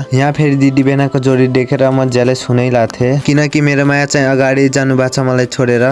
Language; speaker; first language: Nepali; non-native, local second language; Rana Tharu